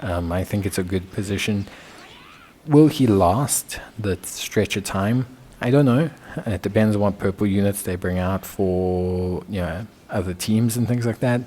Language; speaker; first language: English; native; English